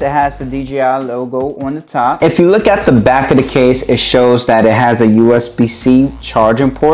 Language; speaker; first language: English; native; English